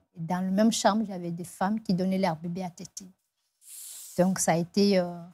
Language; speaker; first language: French; non-native, local second language; Fula